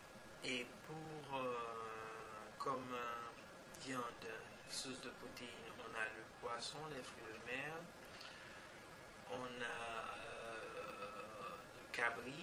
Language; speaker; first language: French; non-native, local second language; Haitian Creole